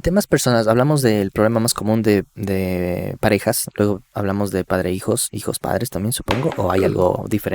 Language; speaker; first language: Spanish; native; Spanish